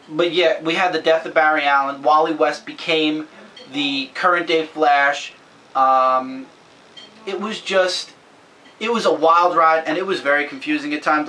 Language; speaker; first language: English; native; English